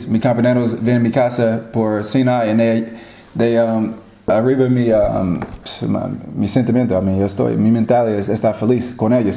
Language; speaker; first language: Spanish; non-native, learner; English